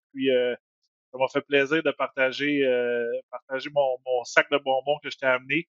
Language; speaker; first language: French; native; French